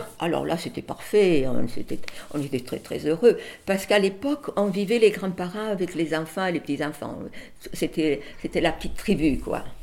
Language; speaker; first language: French; early bilingual, other home language; Catalan